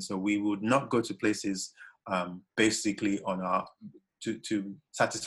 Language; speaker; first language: English; non-native, local second language; Yoruba